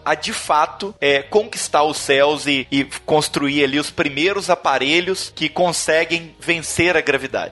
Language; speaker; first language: Portuguese; native; Portuguese